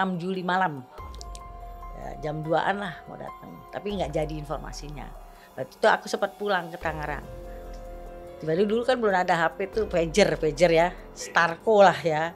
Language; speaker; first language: Indonesian; native; Indonesian